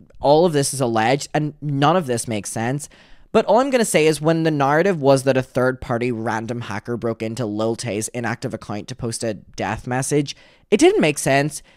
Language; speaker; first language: English; native; English